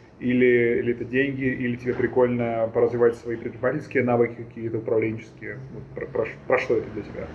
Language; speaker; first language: Russian; native; Russian